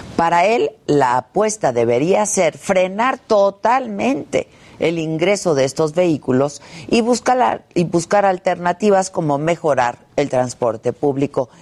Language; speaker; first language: Spanish; native; Spanish